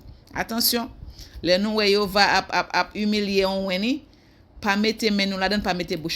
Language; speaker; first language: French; non-native, local second language; Haitian Creole